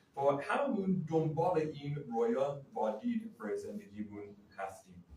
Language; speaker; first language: Persian; non-native, fluent; English